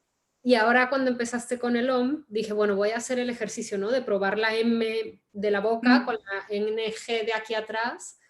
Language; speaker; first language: Spanish; native; Spanish